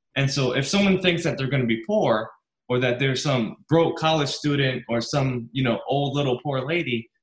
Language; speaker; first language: English; native; English